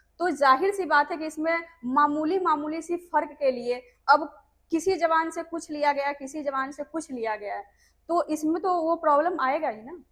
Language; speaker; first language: Hindi; non-native, local second language; Punjabi